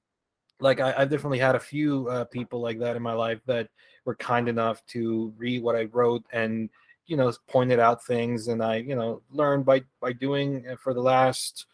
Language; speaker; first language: English; early bilingual, other home language; Spanish